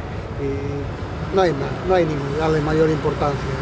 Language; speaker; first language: Spanish; native; Spanish